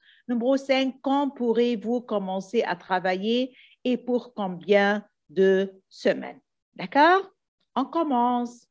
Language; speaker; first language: French; non-native, fluent; Arabic